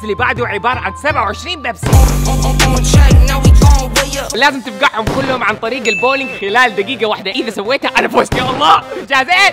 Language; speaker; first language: Arabic; native; Arabic